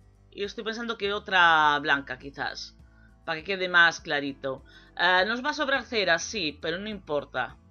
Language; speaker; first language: Spanish; native; Spanish